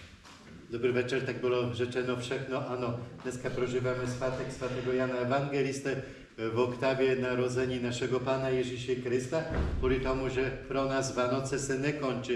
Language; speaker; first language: Czech; non-native, fluent; Polish